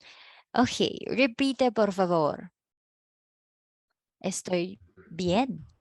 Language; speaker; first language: Spanish; non-native, fluent; Filipino